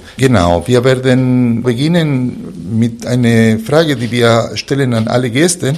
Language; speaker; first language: German; non-native, fluent; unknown